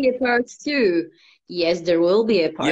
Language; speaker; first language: English; non-native, fluent; Polish